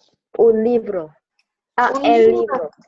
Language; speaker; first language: Spanish; non-native, learner; Vietnamese